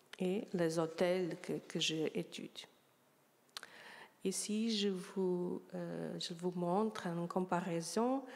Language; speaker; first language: French; non-native, learner; Portuguese